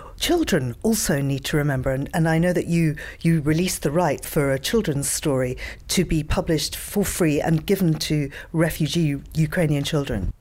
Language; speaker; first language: English; native; English